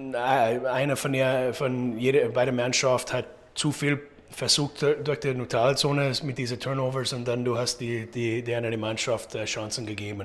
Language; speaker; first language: German; non-native, fluent; English